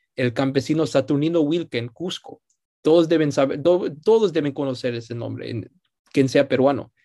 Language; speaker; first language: Spanish; early bilingual, heritage; Spanish